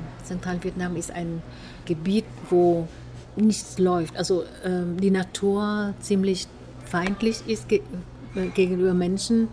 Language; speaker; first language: German; non-native, fluent; Vietnamese